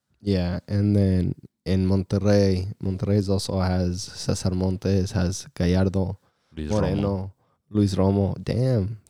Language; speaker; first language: English; early bilingual, other home language; Spanish